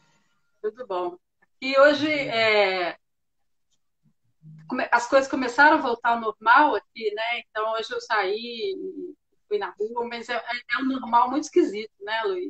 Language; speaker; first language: Portuguese; native; Portuguese